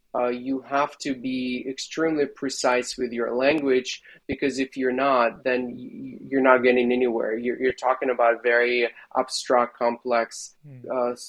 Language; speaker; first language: English; non-native, fluent; Russian